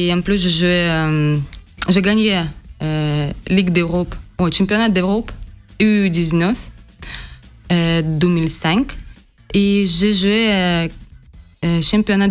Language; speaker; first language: French; non-native, learner; Russian